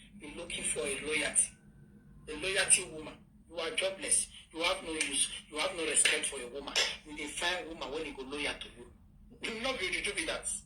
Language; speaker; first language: Nigerian Pidgin; native; Nigerian Pidgin